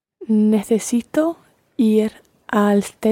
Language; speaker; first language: Spanish; non-native, learner; English